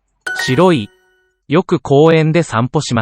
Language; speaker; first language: Japanese; non-native, learner; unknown